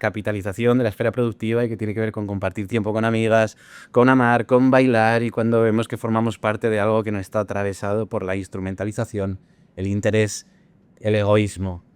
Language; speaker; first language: Spanish; native; Spanish